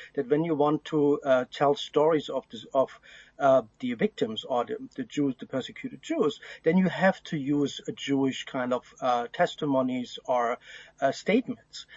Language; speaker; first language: English; non-native, fluent; German